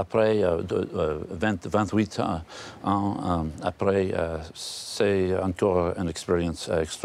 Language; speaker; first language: French; non-native, learner; English